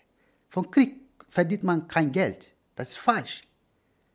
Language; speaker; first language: German; non-native, learner; Turkish